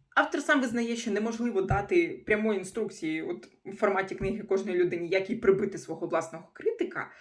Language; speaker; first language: Ukrainian; non-native, local second language; Russian